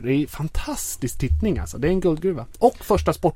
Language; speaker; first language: Swedish; native; Swedish